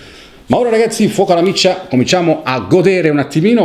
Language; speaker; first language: Italian; native; Italian